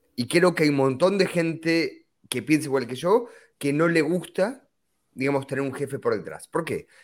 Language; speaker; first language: Spanish; native; Spanish